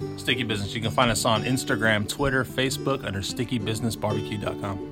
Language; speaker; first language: English; native; English